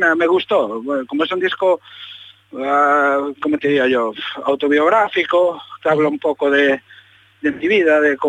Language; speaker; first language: Spanish; native; Spanish